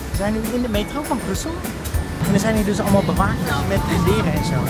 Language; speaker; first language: Dutch; native; Dutch